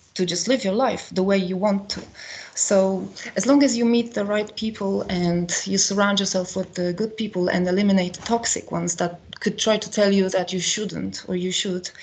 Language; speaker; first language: English; non-native, fluent; Polish